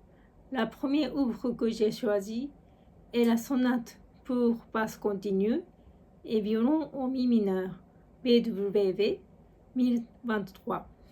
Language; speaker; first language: French; non-native, fluent; Japanese